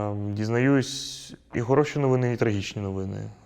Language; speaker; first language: Ukrainian; native; Ukrainian